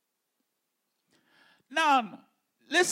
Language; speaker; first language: English; non-native, local second language; Hausa